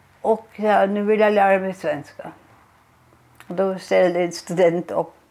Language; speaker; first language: Swedish; non-native, fluent; German